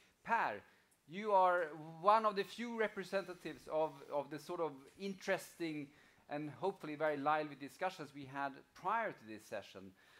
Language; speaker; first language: English; non-native, fluent; Swedish